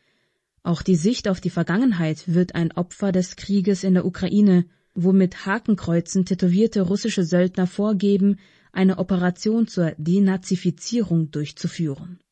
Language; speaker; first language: German; native; German